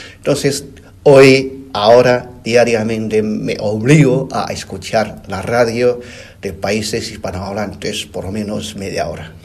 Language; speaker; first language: Spanish; non-native, fluent; Chinese